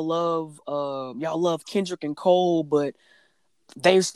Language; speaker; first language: English; native; English